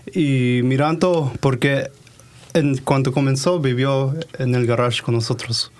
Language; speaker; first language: Spanish; early bilingual, heritage; Spanish